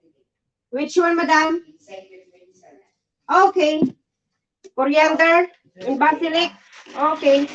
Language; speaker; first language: English; non-native, learner; Filipino